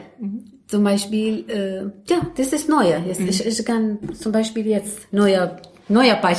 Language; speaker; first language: German; non-native, learner; Arabic